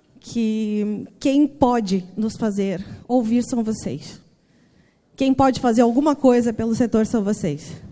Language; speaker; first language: Portuguese; native; Portuguese